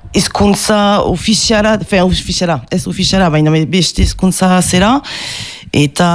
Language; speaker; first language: Basque; non-native, local second language; French